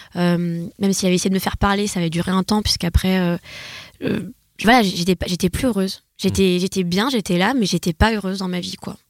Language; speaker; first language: French; native; French